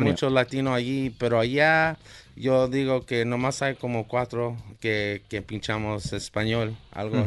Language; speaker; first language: Spanish; early bilingual, heritage; Spanish